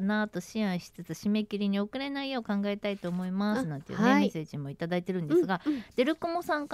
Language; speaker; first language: Japanese; native; Japanese